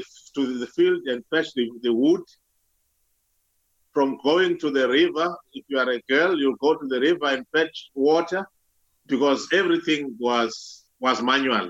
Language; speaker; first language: English; non-native, local second language; Zulu